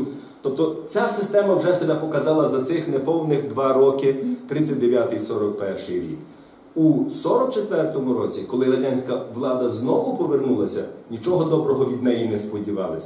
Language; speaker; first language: Ukrainian; native; Ukrainian